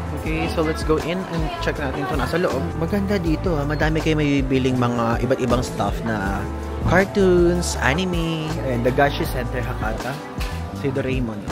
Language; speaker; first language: Filipino; native; Filipino